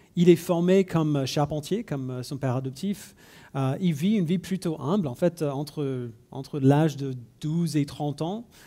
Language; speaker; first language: French; non-native, fluent; English